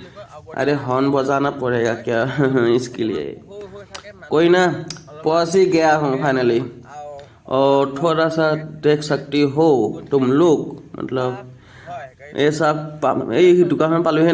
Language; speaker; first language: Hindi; non-native, local second language; Assamese